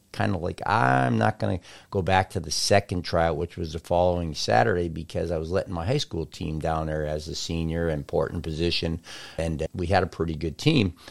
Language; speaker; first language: English; native; English